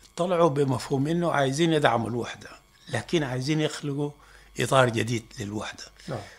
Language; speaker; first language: Arabic; non-native, local second language; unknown